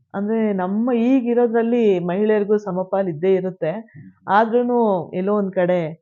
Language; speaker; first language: Kannada; native; Kannada